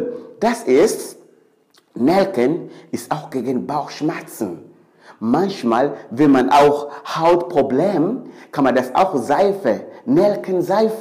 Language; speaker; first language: German; non-native, fluent; Swahili